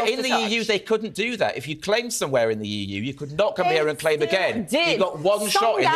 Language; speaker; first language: English; native; English